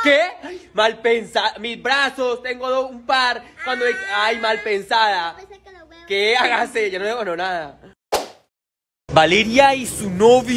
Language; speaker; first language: Spanish; native; Spanish